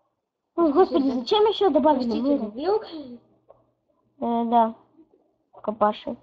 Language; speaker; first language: Russian; native; Russian